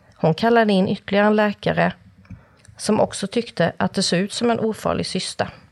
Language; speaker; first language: Swedish; native; Swedish